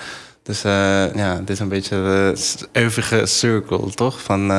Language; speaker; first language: Dutch; non-native, fluent; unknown